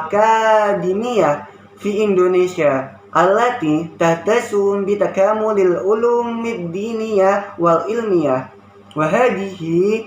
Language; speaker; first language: Arabic; non-native, learner; Indonesian